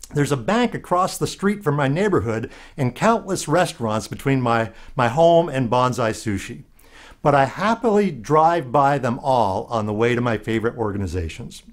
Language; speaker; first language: English; native; English